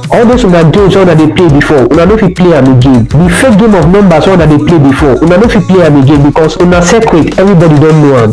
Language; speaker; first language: Nigerian Pidgin; native; Nigerian Pidgin